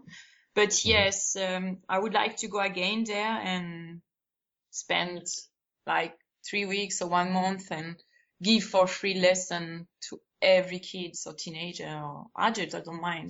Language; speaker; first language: English; non-native, fluent; Spanish